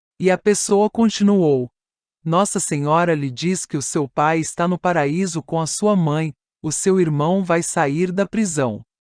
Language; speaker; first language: Portuguese; non-native, fluent; Italian